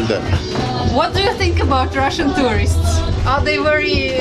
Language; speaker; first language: English; non-native, fluent; Russian